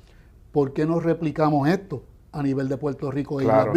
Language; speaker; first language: Spanish; native; Spanish